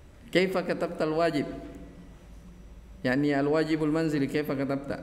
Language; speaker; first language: Arabic; non-native, fluent; Indonesian